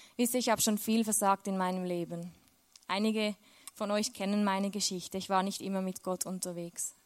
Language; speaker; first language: German; native; German